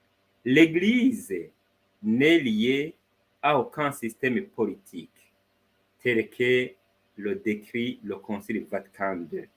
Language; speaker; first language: French; non-native, fluent; Spanish